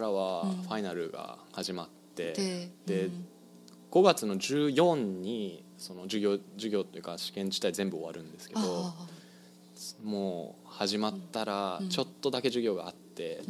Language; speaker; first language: Japanese; native; Japanese